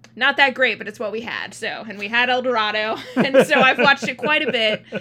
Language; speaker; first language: English; early bilingual, other home language; Thai